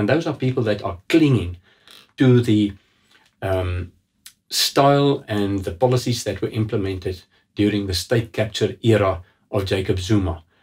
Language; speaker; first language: English; non-native, local second language; Afrikaans